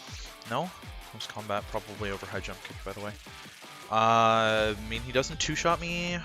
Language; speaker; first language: English; native; English